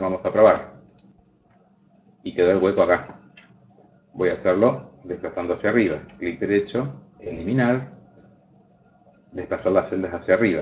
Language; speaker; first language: Spanish; native; Spanish